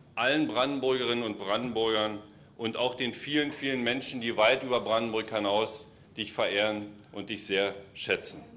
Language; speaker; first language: German; native; German